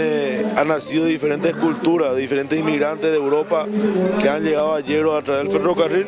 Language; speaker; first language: Spanish; native; Spanish